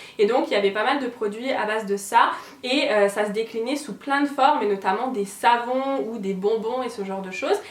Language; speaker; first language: French; native; French